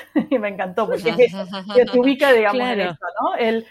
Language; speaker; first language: Spanish; non-native, local second language; German